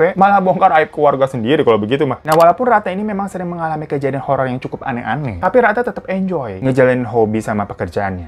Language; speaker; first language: Indonesian; native; Indonesian